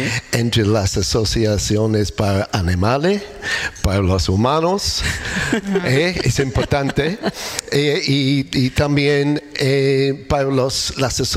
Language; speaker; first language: Spanish; non-native, learner; English